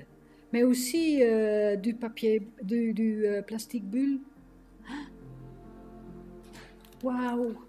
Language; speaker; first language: French; non-native, fluent; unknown